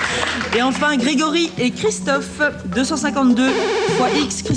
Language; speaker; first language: French; native; French